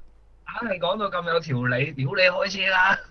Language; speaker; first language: Chinese; native; Chinese